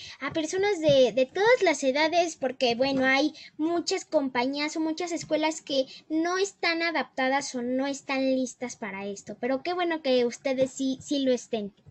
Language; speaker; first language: Spanish; native; Spanish